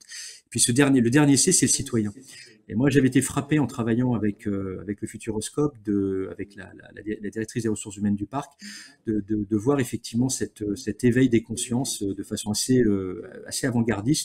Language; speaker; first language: French; native; French